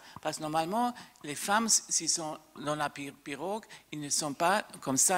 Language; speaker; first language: French; non-native, fluent; German